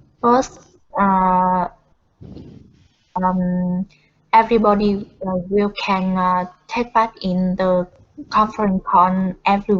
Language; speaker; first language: English; non-native, learner; Vietnamese